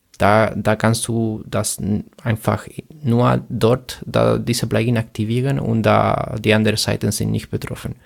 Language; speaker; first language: German; non-native, fluent; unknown